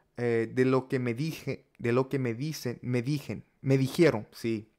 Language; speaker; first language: Spanish; non-native, learner; English